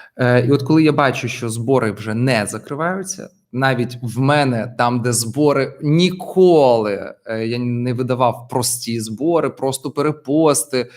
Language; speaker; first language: Ukrainian; non-native, local second language; Russian